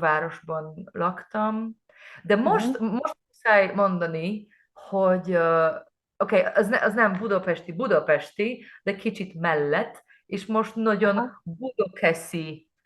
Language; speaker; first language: Hungarian; non-native, learner; Polish